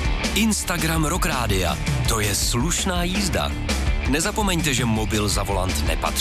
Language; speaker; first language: Czech; native; Czech